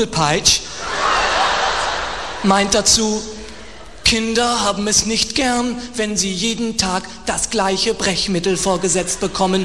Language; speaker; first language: German; native; German